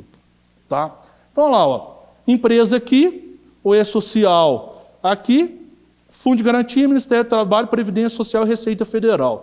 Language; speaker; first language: Portuguese; native; Portuguese